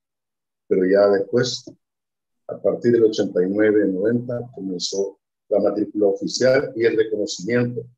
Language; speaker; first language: Spanish; native; Spanish